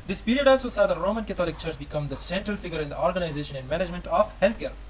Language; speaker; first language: English; non-native, local second language; Urdu